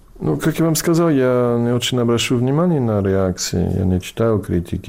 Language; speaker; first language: Russian; non-native, fluent; English